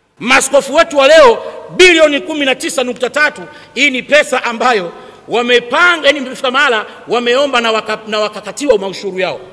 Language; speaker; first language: Swahili; native; Swahili